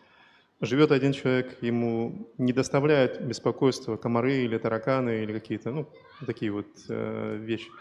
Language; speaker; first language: Russian; native; Russian